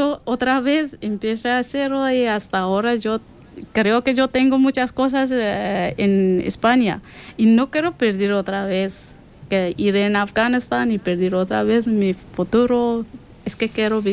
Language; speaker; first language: Spanish; non-native, learner; Persian